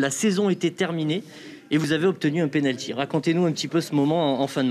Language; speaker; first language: French; native; French